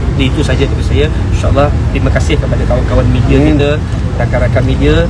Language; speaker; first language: Malay; native; Malay